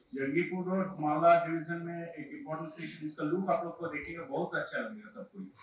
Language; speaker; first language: Hindi; native; Hindi